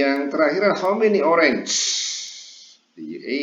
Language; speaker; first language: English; non-native, fluent; Indonesian